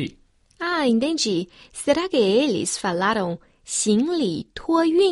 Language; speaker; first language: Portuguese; non-native, fluent; Chinese